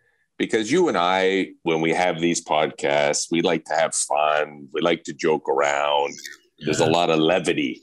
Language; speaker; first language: English; native; English